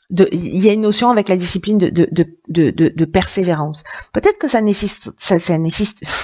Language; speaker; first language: French; native; French